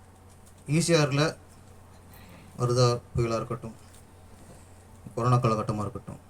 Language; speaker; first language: Tamil; native; Tamil